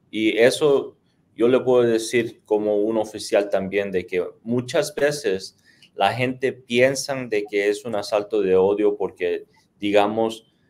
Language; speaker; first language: Spanish; native; Spanish